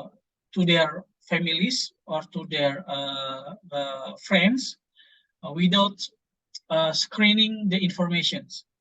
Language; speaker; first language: English; non-native, fluent; Indonesian